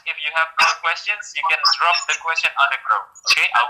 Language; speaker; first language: English; non-native, fluent; Indonesian